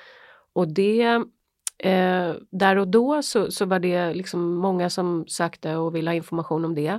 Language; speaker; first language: Swedish; native; Swedish